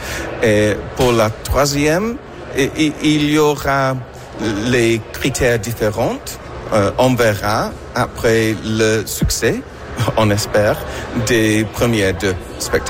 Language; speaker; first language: French; non-native, fluent; English